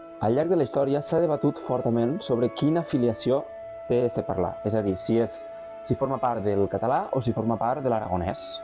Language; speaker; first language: Catalan; native; Catalan